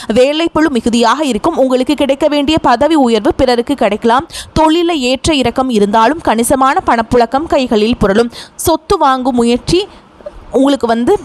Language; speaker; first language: Tamil; native; Tamil